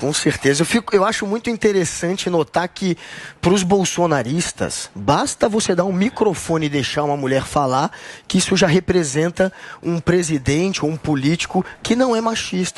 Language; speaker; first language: Portuguese; native; Portuguese